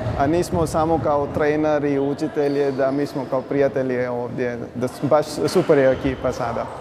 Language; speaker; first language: Croatian; non-native, learner; Punjabi